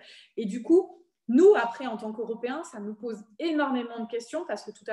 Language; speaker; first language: French; native; French